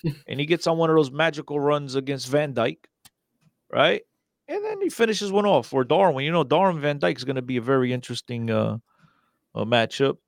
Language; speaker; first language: English; early bilingual, other home language; Portuguese